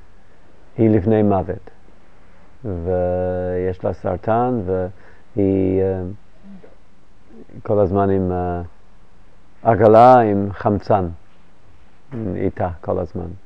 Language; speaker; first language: Hebrew; non-native, fluent; English